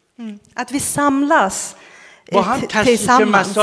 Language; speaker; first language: Swedish; non-native, fluent; Persian